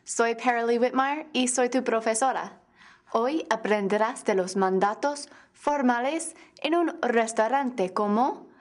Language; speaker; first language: Spanish; non-native, fluent; English